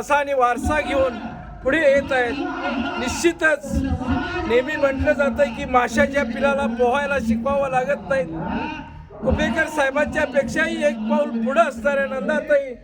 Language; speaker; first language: Marathi; native; Marathi